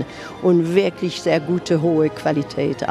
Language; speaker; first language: German; non-native, fluent; French